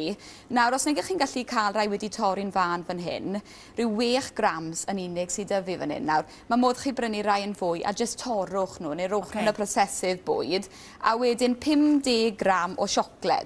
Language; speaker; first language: Welsh; native; Welsh